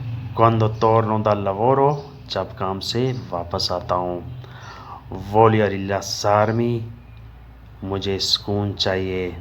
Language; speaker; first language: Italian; non-native, learner; Urdu